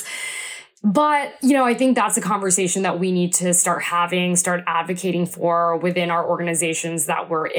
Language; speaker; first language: English; native; English